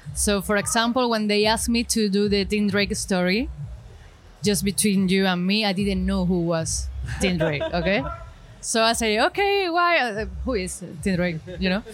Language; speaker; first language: English; non-native, learner; Spanish